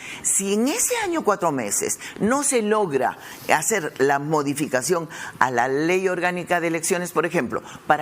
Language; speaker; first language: Spanish; native; Spanish